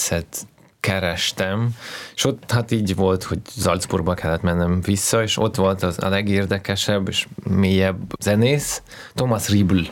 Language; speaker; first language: Hungarian; non-native, fluent; Russian